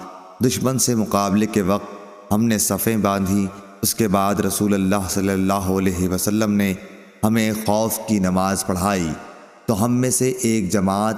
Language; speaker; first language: Urdu; native; Urdu